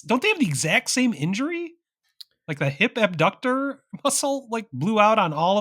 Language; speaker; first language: English; native; English